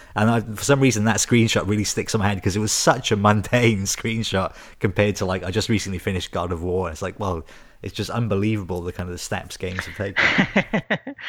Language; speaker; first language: English; native; English